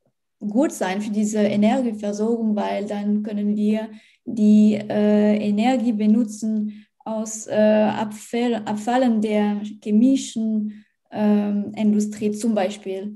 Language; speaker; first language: German; non-native, learner; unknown